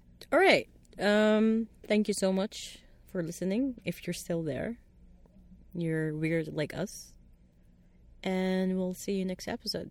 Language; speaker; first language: English; non-native, fluent; Arabic